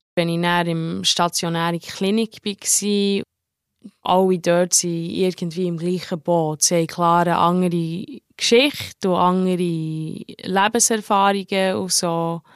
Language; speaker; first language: German; early bilingual, heritage; German